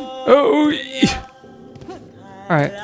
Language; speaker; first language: English; native; English